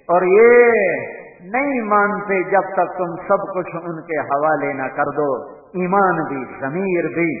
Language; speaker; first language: Urdu; non-native, local second language; Punjabi